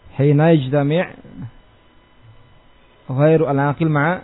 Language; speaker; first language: Arabic; non-native, fluent; Indonesian